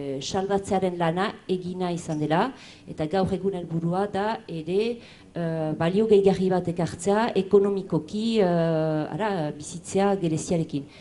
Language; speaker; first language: Basque; native; Basque